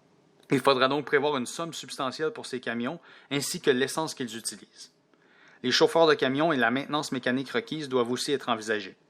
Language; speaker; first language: French; native; French